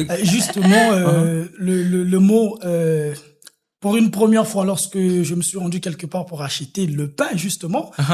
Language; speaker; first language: French; native; French